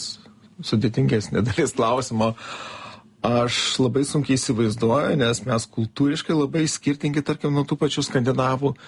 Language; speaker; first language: Lithuanian; native; Lithuanian